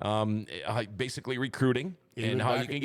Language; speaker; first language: English; native; English